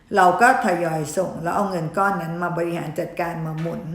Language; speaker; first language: Thai; native; Thai